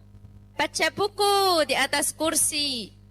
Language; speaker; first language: Indonesian; non-native, learner; Arabic